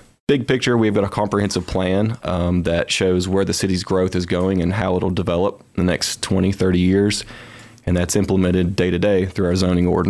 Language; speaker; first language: English; native; English